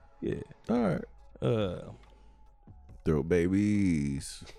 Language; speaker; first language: English; native; English